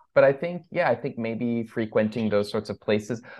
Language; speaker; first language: English; early bilingual, other home language; Persian